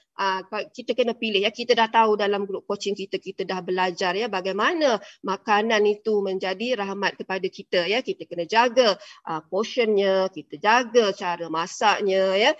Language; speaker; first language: Malay; native; Malay